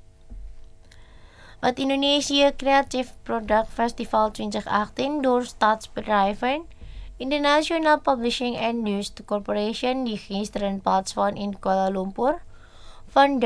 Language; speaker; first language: Dutch; non-native, fluent; Indonesian